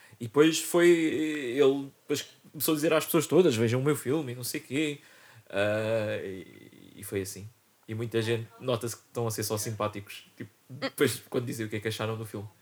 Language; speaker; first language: Portuguese; native; Portuguese